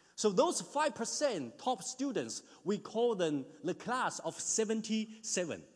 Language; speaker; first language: English; non-native, fluent; Chinese